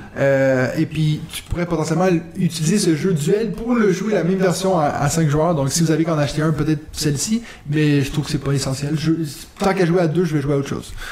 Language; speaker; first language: French; non-native, local second language; German